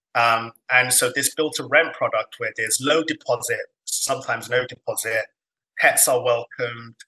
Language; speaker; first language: English; non-native, fluent; Somali